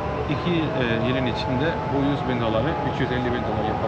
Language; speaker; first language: Turkish; non-native, fluent; Bangla